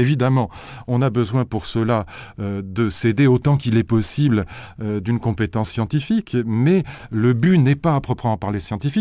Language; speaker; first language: French; native; French